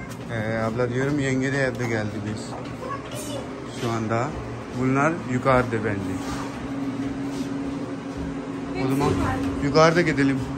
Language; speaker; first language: Turkish; non-native, learner; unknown